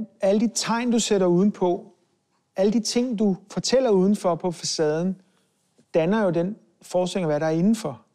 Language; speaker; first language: Danish; early bilingual, other home language; Hebrew